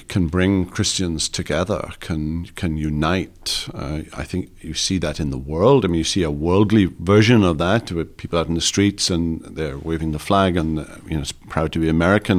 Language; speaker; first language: English; native; English